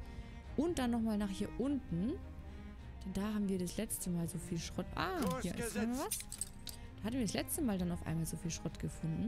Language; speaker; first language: German; native; German